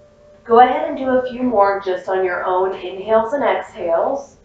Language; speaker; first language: English; native; English